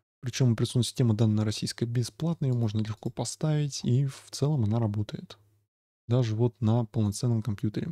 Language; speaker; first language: Russian; native; Russian